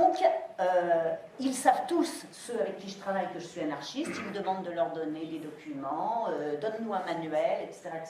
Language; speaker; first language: French; native; French